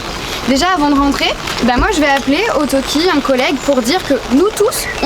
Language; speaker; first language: French; native; French